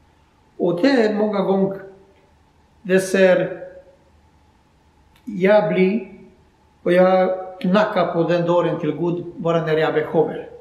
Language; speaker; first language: Swedish; non-native, fluent; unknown